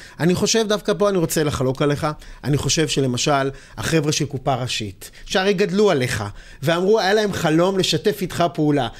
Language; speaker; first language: Hebrew; native; Hebrew